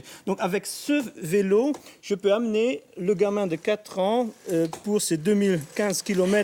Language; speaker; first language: French; non-native, fluent; Dutch